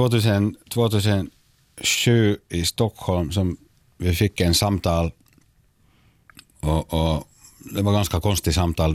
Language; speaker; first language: Swedish; non-native, local second language; Finnish